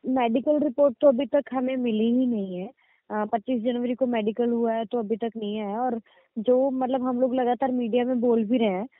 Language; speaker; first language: Hindi; native; Hindi